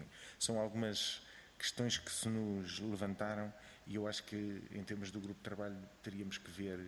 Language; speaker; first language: Portuguese; native; Portuguese